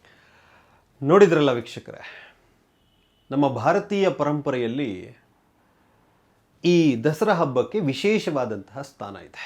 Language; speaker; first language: Kannada; native; Kannada